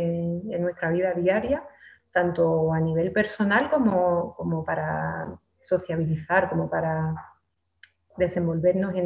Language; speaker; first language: Spanish; native; Spanish